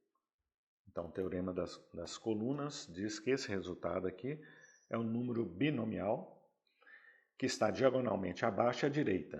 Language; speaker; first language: Portuguese; native; Portuguese